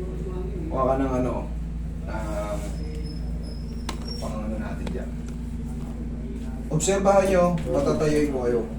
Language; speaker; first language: Filipino; native; Filipino